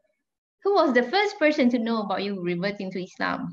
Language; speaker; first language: English; non-native, fluent; Malay